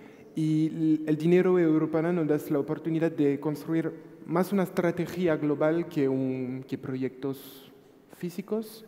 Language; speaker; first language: Spanish; non-native, fluent; French